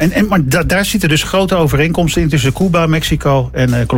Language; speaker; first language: Dutch; native; Dutch